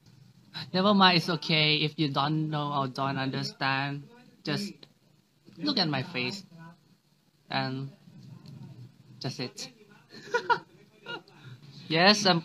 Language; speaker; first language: English; non-native, learner; Thai